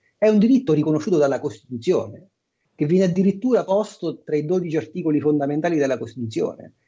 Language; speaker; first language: Italian; native; Italian